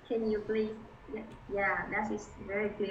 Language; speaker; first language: English; non-native, fluent; Vietnamese